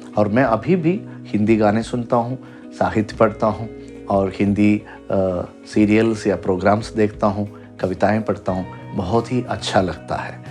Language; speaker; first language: Hindi; non-native, local second language; Malayalam